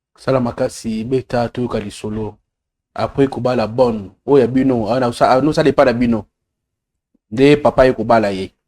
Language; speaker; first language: Lingala; native; Lingala